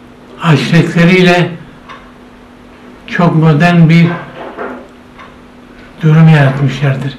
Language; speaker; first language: Turkish; non-native, local second language; Zaza